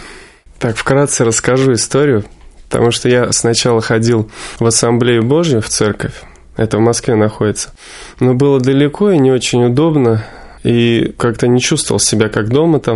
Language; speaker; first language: Russian; native; Russian